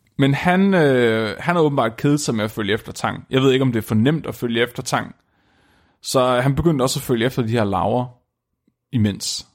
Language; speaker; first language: Danish; native; Danish